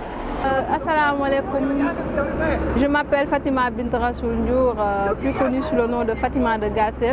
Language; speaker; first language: French; non-native, local second language; Wolof